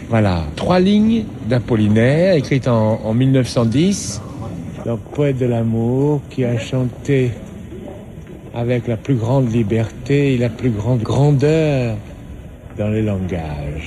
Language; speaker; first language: French; native; French